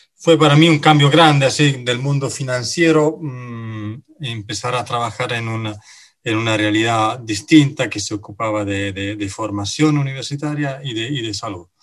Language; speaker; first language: Spanish; non-native, fluent; Italian